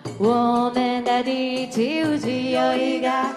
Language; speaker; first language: Chinese; non-native, fluent; Japanese